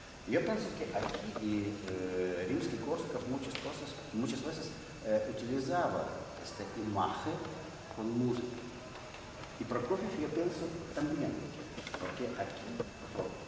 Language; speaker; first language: Spanish; non-native, learner; Russian